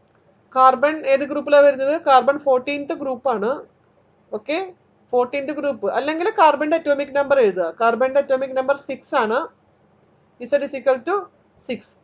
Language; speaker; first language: Malayalam; native; Malayalam